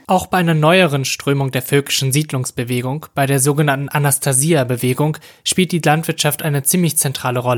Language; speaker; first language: German; native; German